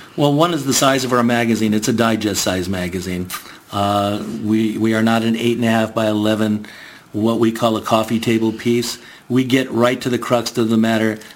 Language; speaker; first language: English; native; English